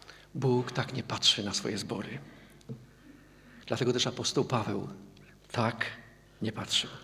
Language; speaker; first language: Polish; native; Polish